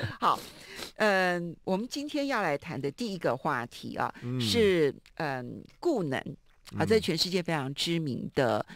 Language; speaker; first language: Chinese; native; Chinese